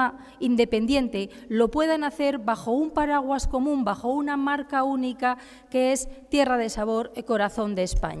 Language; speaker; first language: Spanish; native; Spanish